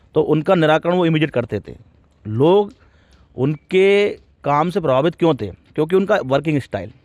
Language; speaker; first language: Hindi; native; Hindi